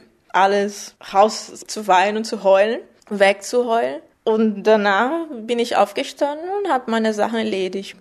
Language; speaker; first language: German; non-native, fluent; Portuguese